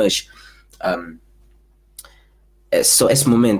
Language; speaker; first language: Portuguese; early bilingual, heritage; Portuguese